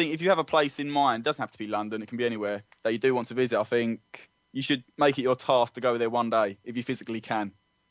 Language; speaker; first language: English; native; English